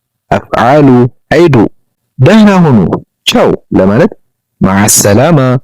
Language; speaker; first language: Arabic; non-native, fluent; Amharic